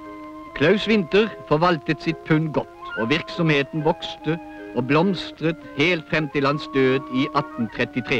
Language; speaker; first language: Norwegian; native; Norwegian